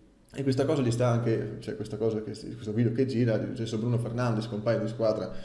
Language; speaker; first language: Italian; native; Italian